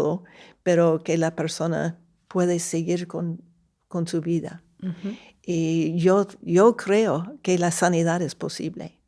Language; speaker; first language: Spanish; non-native, fluent; English